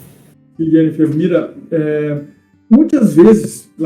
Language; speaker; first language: Spanish; non-native, fluent; Portuguese